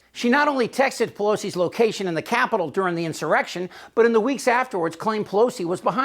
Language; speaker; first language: English; native; English